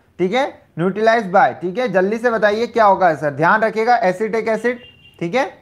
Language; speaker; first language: Hindi; native; Hindi